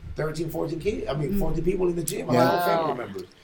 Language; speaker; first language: English; non-native, fluent; Spanish